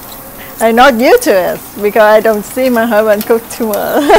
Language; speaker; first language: English; non-native, learner; Vietnamese